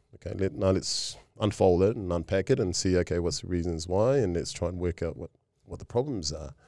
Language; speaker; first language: English; early bilingual, other home language; Tongan